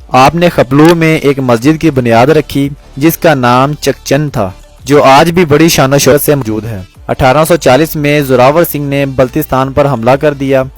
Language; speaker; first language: Urdu; non-native, local second language; Balti